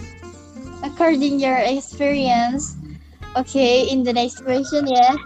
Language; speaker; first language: English; non-native, learner; Indonesian